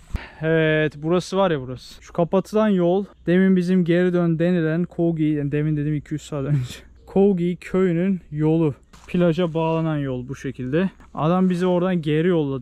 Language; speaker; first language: Turkish; native; Turkish